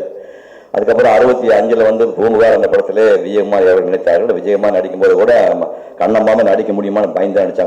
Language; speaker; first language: Tamil; native; Tamil